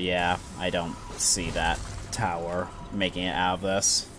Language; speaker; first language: English; native; English